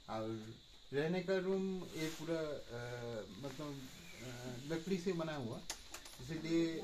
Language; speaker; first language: Hindi; non-native, local second language; Bangla